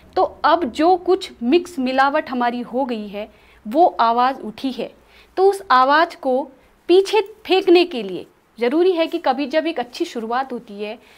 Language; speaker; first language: Hindi; native; Hindi